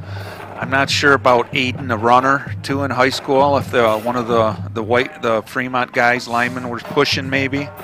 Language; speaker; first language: English; native; English